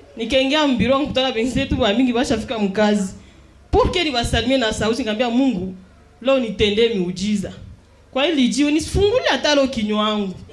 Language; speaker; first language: Swahili; native; Swahili